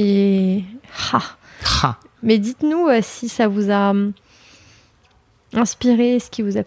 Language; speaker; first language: French; native; French